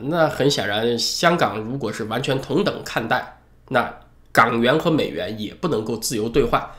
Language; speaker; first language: Chinese; native; Chinese